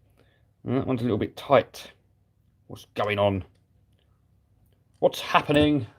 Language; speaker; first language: English; native; English